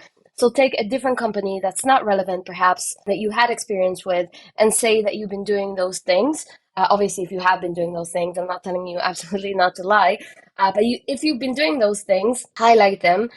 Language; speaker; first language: English; non-native, fluent; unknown